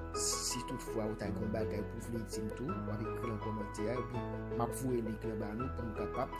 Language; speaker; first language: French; non-native, local second language; Haitian Creole